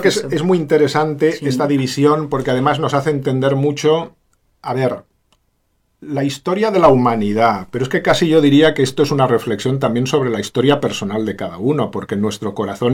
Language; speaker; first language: Spanish; native; Spanish